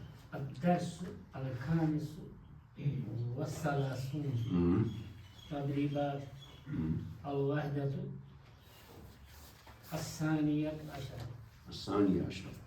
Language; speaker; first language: Arabic; non-native, learner; Kashmiri